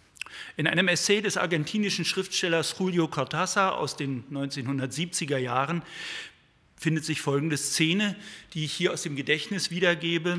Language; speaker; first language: German; native; German